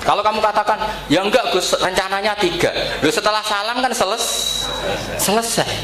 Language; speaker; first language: Indonesian; non-native, local second language; Javanese